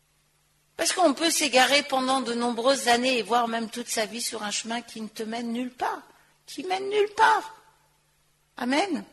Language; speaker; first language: French; native; French